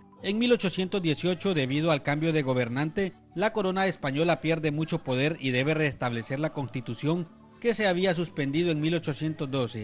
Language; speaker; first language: Spanish; native; Spanish